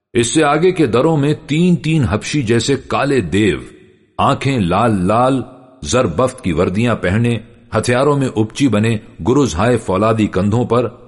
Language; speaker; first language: Urdu; native; Urdu